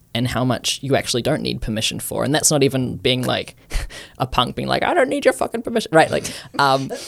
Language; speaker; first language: English; native; English